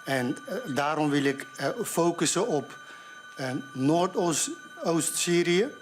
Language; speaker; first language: Dutch; non-native, fluent; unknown